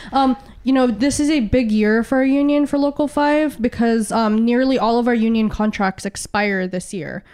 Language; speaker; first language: English; early bilingual, other home language; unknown